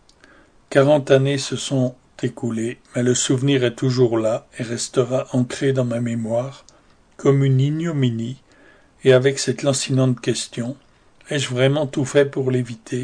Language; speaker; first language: French; native; French